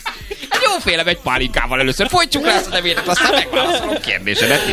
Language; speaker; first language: Hungarian; native; Hungarian